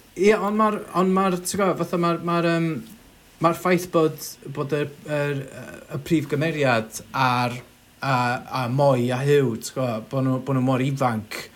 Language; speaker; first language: Welsh; native; Welsh